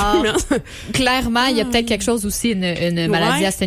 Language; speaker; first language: French; native; French